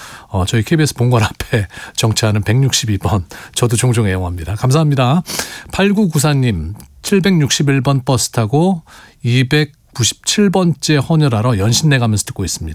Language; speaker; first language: Korean; native; Korean